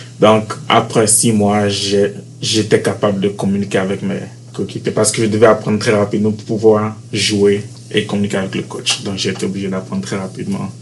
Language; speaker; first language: French; native; French